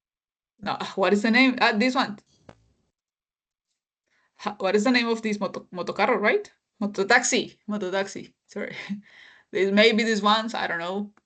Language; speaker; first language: English; non-native, fluent; Spanish